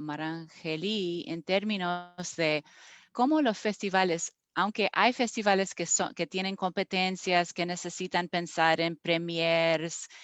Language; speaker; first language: Spanish; non-native, fluent; English